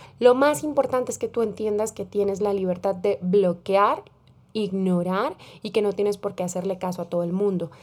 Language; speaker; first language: Spanish; native; Spanish